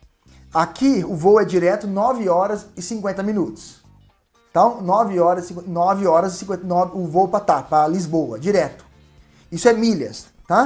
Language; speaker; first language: Portuguese; native; Portuguese